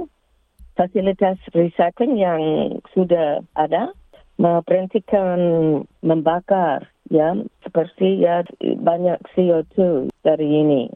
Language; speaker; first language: Indonesian; early bilingual, heritage; English